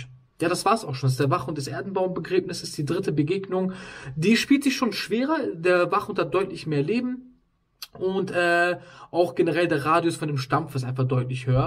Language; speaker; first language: German; native; German